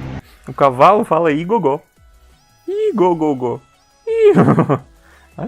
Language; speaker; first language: Portuguese; non-native, fluent; Russian